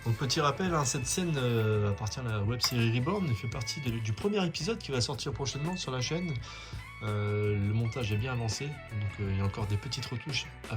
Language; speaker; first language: French; native; French